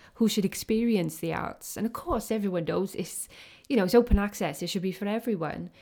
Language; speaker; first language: English; native; English